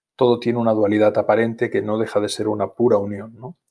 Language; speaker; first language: Spanish; native; Spanish